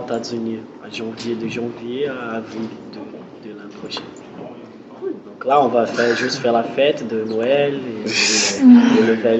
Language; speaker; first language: French; non-native, learner; Portuguese